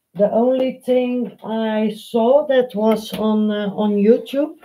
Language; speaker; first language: English; non-native, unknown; Dutch